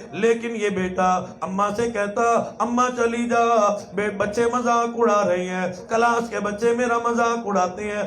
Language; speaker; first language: Urdu; non-native, local second language; Saraiki